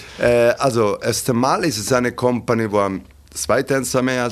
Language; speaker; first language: German; non-native, fluent; Italian